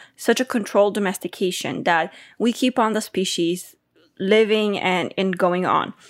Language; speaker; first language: English; non-native, fluent; Bulgarian